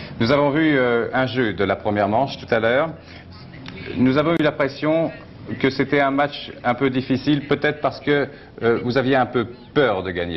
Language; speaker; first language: French; native; French